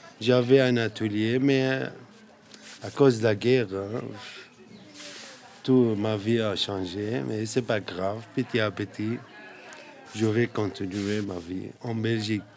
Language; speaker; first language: French; non-native, learner; Arabic